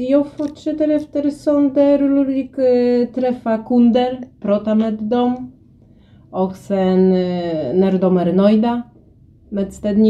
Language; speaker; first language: Swedish; non-native, learner; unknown